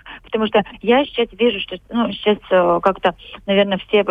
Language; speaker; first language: Russian; non-native, local second language; Latvian